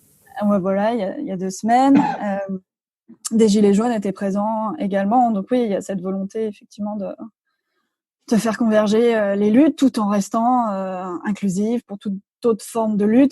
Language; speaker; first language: French; native; French